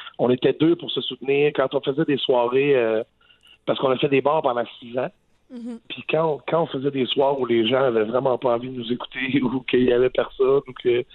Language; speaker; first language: French; native; French